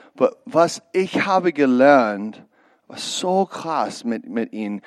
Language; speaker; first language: German; non-native, learner; English